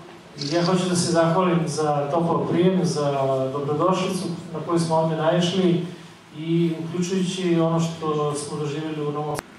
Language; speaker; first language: Bosnian; native; Bosnian